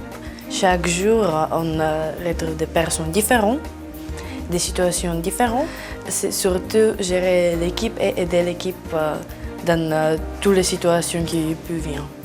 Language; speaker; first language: French; non-native, fluent; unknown